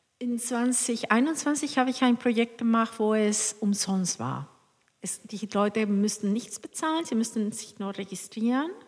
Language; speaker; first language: German; non-native, fluent; Spanish